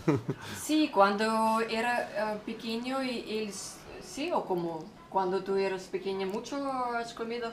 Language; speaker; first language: Spanish; non-native, learner; Russian